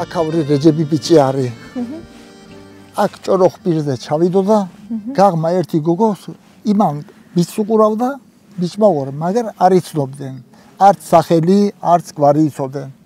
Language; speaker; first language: Georgian; early bilingual, heritage; Georgian